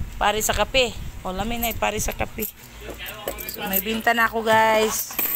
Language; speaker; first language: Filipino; non-native, local second language; Cebuano